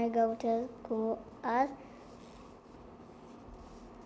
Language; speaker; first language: English; non-native, learner; Vietnamese